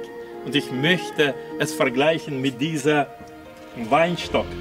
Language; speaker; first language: German; non-native, fluent; Russian